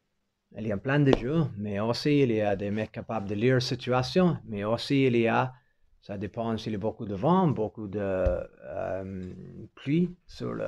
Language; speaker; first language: French; non-native, fluent; English